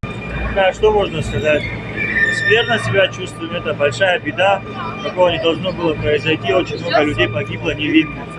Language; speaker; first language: Russian; native; Russian